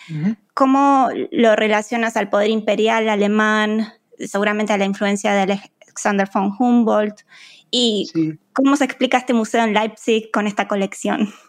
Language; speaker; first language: Spanish; native; Spanish